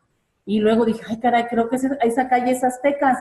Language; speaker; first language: Spanish; native; Spanish